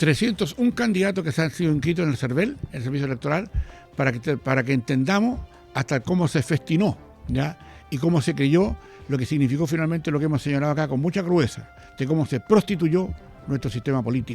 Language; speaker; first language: Spanish; native; Spanish